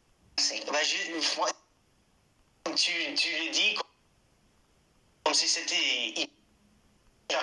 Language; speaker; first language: French; non-native, fluent; English